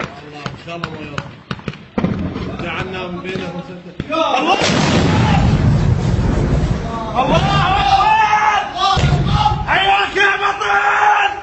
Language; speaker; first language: Arabic; native; Arabic